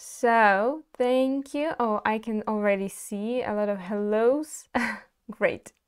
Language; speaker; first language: English; non-native, fluent; Ukrainian